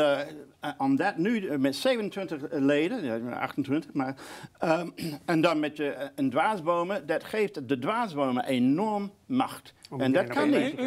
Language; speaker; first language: Dutch; non-native, fluent; English